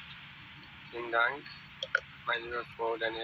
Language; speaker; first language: German; non-native, fluent; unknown